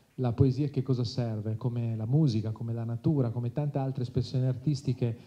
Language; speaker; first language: Italian; native; Italian